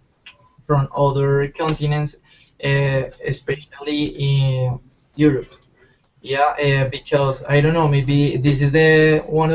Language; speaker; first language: English; non-native, learner; Spanish